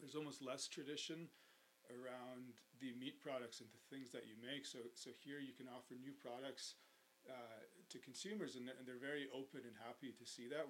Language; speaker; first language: English; native; English